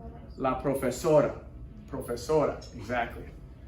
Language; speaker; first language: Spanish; non-native, fluent; English